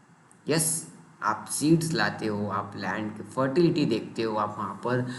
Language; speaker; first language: Hindi; non-native, local second language; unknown